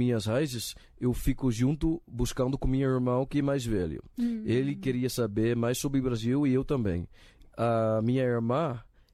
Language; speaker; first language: Portuguese; non-native, learner; Dutch